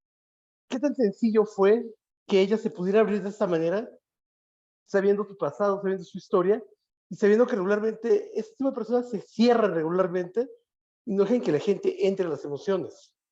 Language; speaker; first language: Spanish; native; Spanish